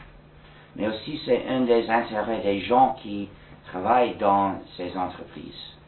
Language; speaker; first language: French; non-native, fluent; English